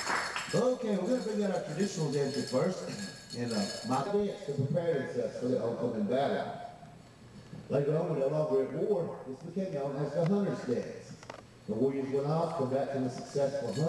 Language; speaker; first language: English; native; English